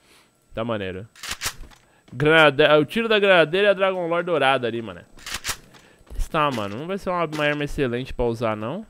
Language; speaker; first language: Portuguese; native; Portuguese